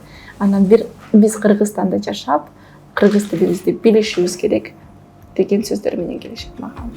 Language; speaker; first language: Kyrgyz; non-native, fluent; Russian